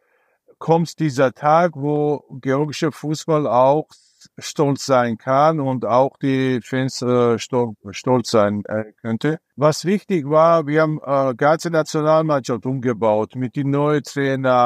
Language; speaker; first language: German; non-native, fluent; Georgian